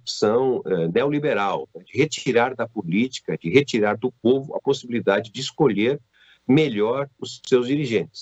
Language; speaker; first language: Portuguese; native; Portuguese